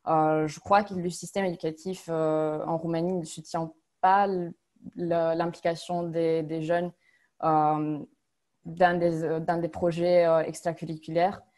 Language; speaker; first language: French; non-native, fluent; Romanian